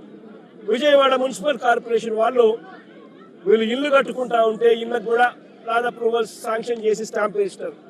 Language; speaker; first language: Telugu; native; Telugu